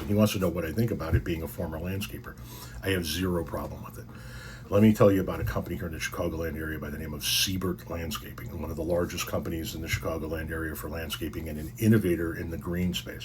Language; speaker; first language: English; native; English